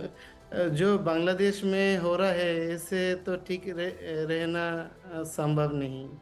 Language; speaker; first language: Hindi; non-native, learner; Bangla